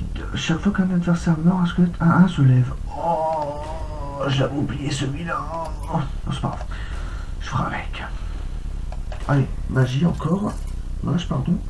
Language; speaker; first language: French; native; French